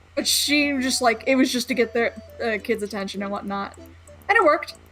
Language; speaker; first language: English; native; English